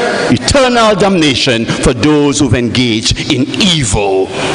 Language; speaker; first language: English; non-native, local second language; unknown